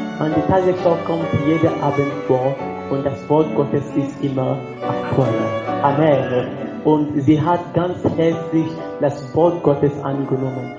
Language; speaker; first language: German; non-native, fluent; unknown